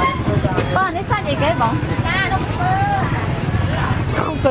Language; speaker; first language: French; non-native, learner; Khmer